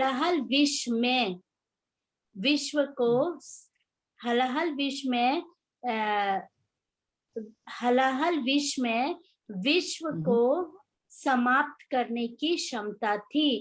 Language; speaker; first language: Hindi; native; Hindi